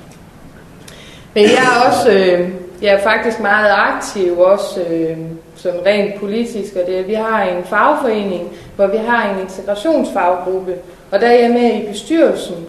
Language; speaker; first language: Danish; native; Danish